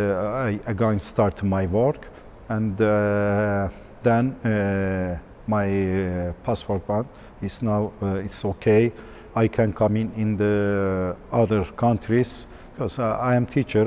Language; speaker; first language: English; non-native, learner; Turkish